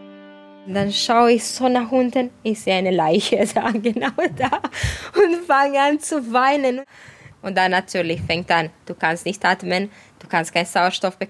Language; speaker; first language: German; non-native, fluent; Romanian